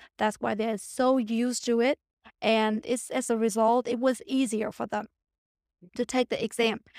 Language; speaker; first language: English; non-native, fluent; Vietnamese